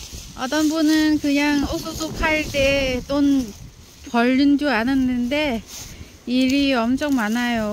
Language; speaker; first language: Korean; non-native, learner; Vietnamese